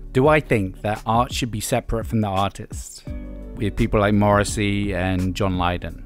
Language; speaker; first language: English; native; English